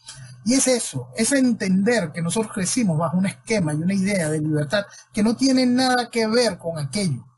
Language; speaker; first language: Spanish; native; Spanish